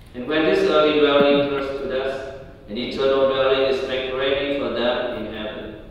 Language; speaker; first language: English; non-native, fluent; Vietnamese